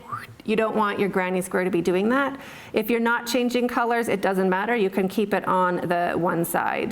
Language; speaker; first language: English; native; English